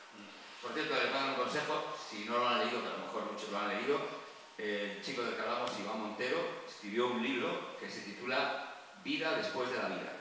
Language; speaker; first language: Spanish; native; Spanish